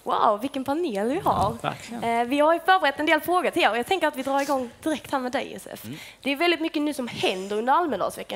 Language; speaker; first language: Swedish; native; Swedish